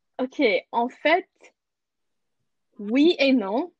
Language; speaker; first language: French; non-native, learner; English